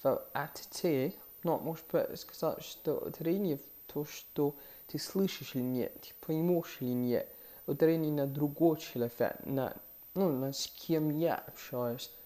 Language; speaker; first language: Russian; non-native, fluent; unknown